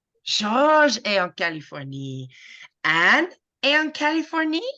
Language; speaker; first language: French; non-native, fluent; English